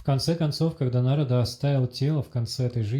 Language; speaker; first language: Russian; native; Russian